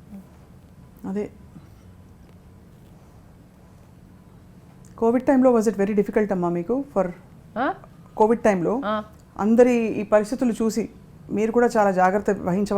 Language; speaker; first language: Telugu; native; Telugu